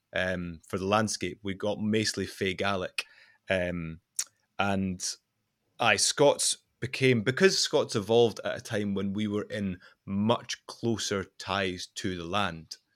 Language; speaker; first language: English; non-native, local second language; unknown